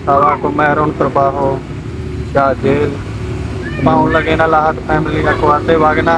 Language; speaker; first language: Filipino; non-native, learner; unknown